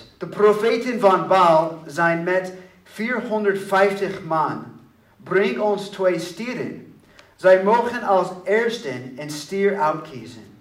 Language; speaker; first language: Dutch; non-native, learner; English